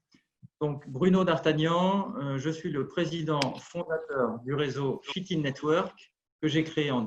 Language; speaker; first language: French; native; French